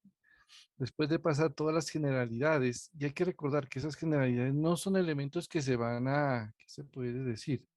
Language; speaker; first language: Spanish; native; Spanish